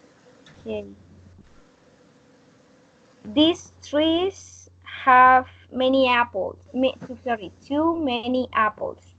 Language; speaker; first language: English; non-native, learner; Spanish